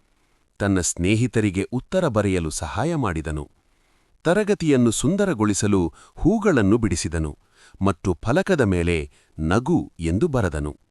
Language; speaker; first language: Kannada; native; Kannada